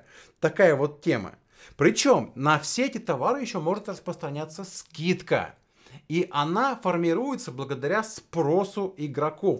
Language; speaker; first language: Russian; native; Russian